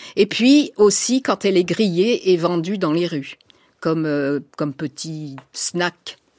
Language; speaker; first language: French; native; French